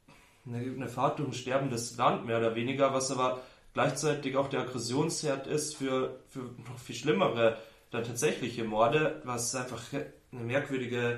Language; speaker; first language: German; native; German